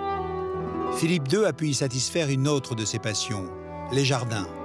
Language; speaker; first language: French; native; French